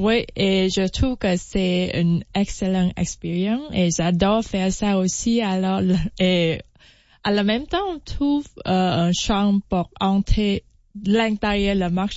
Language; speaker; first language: French; non-native, learner; Vietnamese